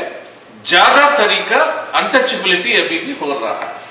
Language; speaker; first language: Hindi; non-native, local second language; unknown